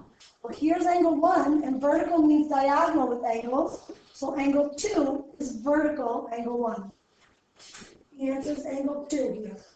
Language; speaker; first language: English; native; English